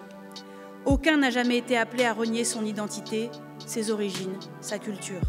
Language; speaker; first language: French; native; French